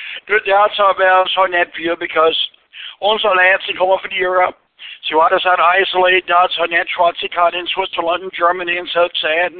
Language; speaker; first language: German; early bilingual, heritage; Pennsylvania German